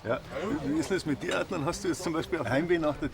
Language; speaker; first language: German; native; German